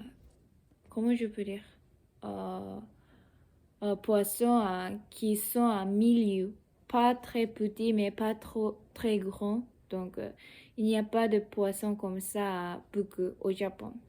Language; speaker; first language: French; non-native, learner; Japanese